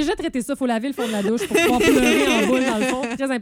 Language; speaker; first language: French; native; French